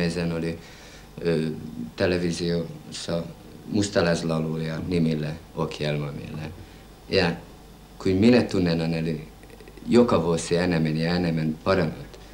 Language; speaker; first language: Finnish; non-native, learner; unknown